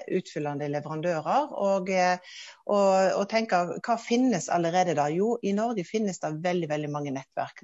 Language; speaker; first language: Norwegian; native; Norwegian